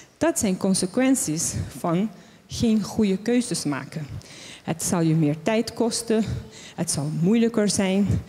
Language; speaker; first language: Dutch; non-native, local second language; Papiamento